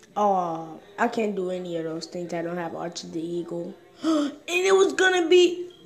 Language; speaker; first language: English; native; English